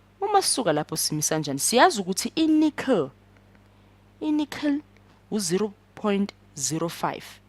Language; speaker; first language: Zulu; non-native, local second language; English